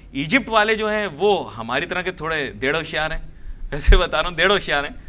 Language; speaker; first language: Urdu; non-native, local second language; Punjabi